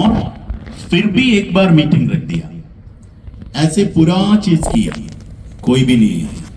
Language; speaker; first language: Hindi; non-native, learner; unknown